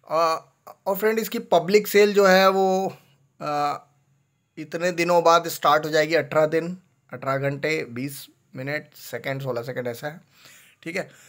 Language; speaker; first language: Hindi; native; Hindi